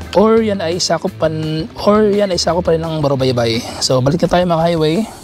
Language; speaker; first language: Filipino; non-native, local second language; Cebuano